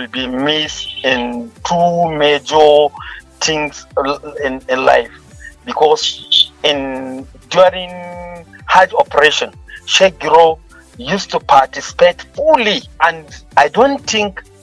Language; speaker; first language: English; non-native, local second language; Hausa